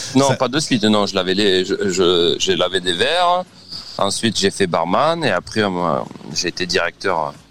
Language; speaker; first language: French; native; French